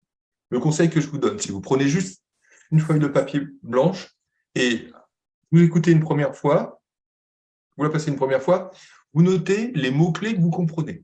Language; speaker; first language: French; native; French